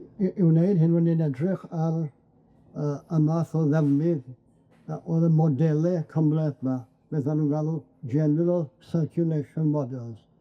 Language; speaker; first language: Welsh; native; Welsh